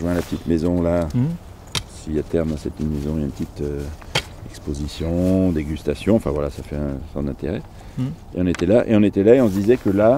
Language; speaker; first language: French; native; French